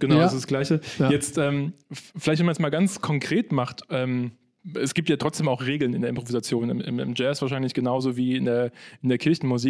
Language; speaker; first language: German; native; German